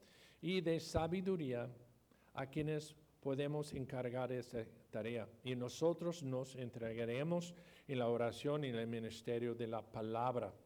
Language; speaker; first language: Spanish; non-native, fluent; English